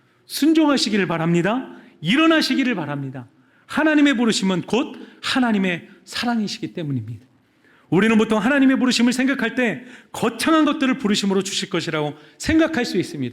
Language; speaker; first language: Korean; native; Korean